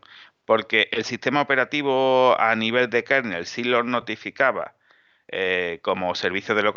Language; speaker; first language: Spanish; native; Spanish